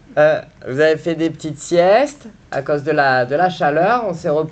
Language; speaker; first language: French; native; French